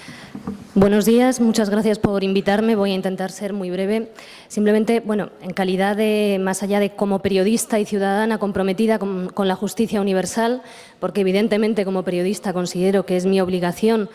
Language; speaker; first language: Spanish; native; Spanish